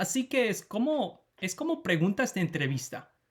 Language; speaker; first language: Spanish; non-native, fluent; English